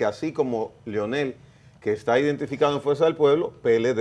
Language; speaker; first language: Spanish; native; Spanish